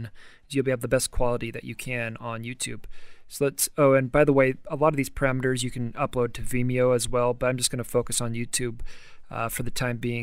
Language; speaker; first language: English; native; English